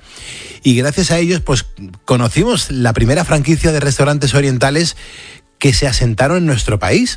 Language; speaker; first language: Spanish; native; Spanish